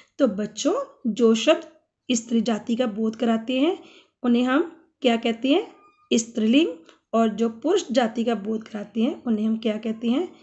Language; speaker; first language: Hindi; native; Hindi